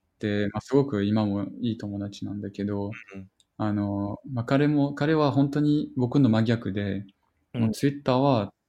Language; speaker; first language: Japanese; non-native, fluent; French